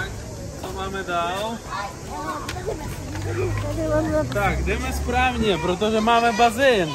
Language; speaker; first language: Czech; non-native, fluent; Russian